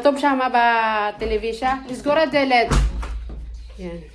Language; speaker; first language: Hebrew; non-native, learner; Filipino